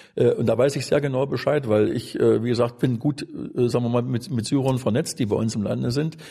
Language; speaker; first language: German; native; German